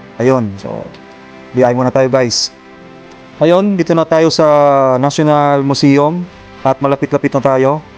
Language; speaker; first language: Filipino; non-native, local second language; Waray